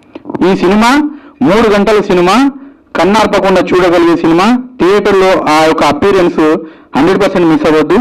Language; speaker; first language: Telugu; native; Telugu